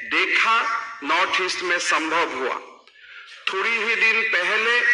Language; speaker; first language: Hindi; non-native, local second language; Assamese